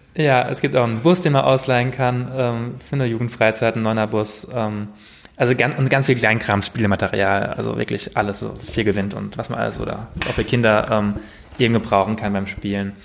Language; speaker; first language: German; native; German